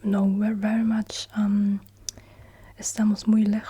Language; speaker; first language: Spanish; non-native, learner; German